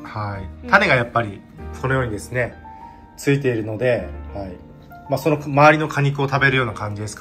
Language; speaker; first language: Japanese; native; Japanese